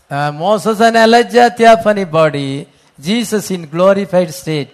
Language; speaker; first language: English; non-native, local second language; Tamil